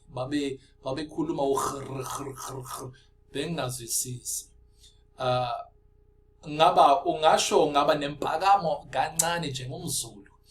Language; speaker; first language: Zulu; non-native, local second language; Afrikaans